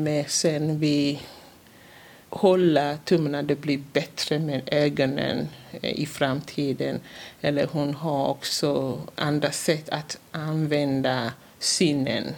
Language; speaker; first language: Swedish; non-native, fluent; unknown